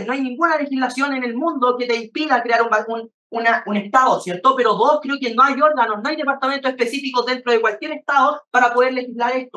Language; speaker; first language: Spanish; native; Spanish